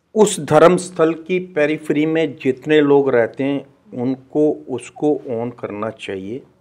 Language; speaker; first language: Hindi; native; Hindi